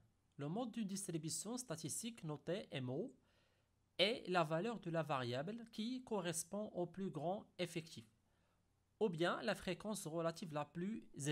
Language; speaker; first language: French; non-native, local second language; Arabic